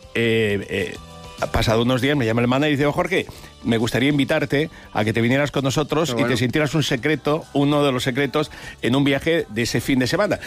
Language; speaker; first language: Spanish; native; Spanish